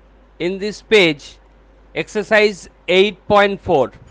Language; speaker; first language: English; non-native, local second language; Bangla